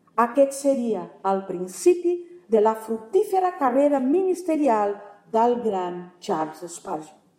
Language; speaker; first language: Catalan; non-native, fluent; Portuguese